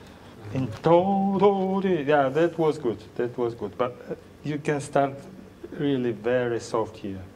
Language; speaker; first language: English; non-native, learner; Russian